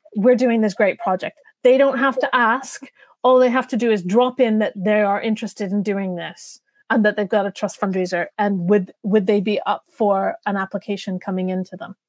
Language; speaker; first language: English; native; English